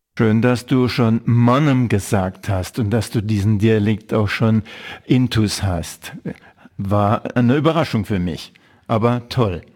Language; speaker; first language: German; native; German